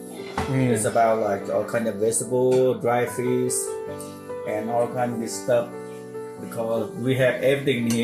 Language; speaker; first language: English; non-native, learner; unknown